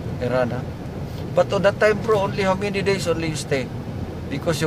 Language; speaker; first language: English; non-native, local second language; Filipino